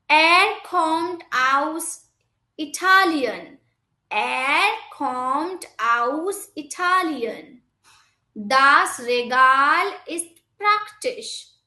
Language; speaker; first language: German; non-native, fluent; Hindi